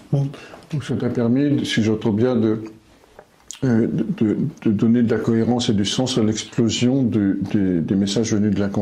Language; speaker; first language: French; native; French